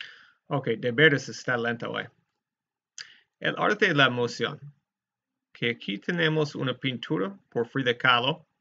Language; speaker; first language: Spanish; non-native, fluent; English